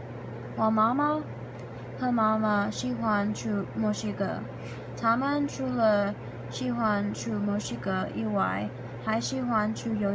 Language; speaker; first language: Chinese; non-native, learner; English